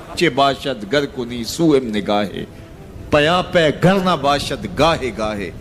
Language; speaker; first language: Urdu; non-native, local second language; Punjabi